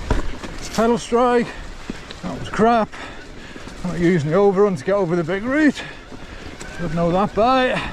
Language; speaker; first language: English; native; English